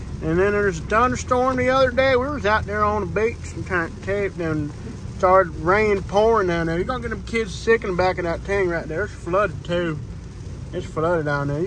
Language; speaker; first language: English; early bilingual, other home language; Spanish